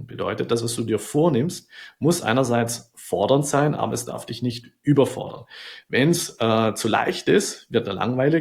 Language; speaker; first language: German; native; German